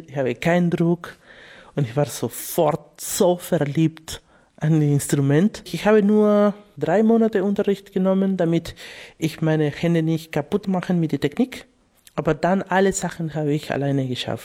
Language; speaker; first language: German; non-native, learner; Spanish